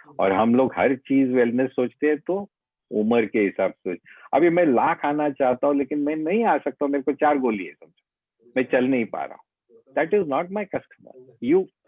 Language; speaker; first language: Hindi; non-native, local second language; Marathi